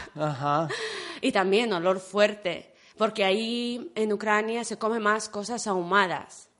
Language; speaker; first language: Spanish; non-native, fluent; Ukrainian